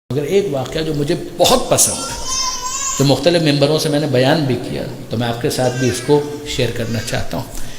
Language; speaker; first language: Urdu; native; Urdu